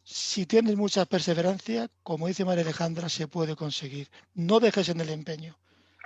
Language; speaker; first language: Spanish; native; Spanish